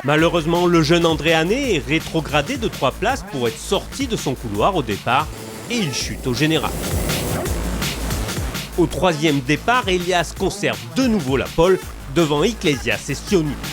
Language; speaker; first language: French; native; French